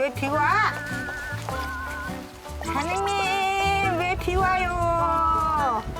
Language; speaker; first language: Korean; non-native, learner; Vietnamese